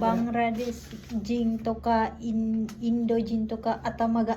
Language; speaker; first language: Japanese; non-native, learner; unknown